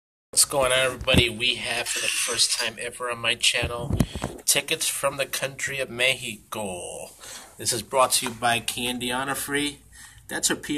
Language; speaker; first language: English; native; English